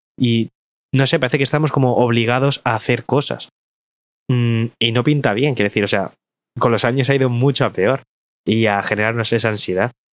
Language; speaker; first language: Spanish; native; Spanish